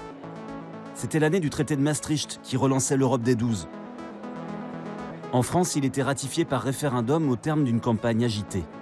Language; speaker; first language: French; native; French